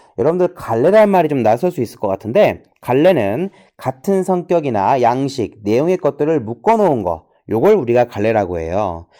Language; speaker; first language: Korean; native; Korean